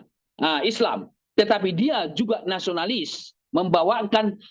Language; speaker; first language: Indonesian; native; Indonesian